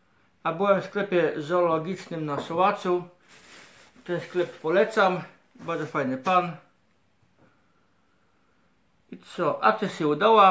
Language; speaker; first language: Polish; native; Polish